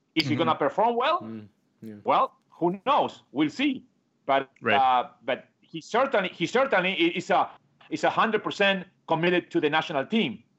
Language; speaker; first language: English; non-native, fluent; Spanish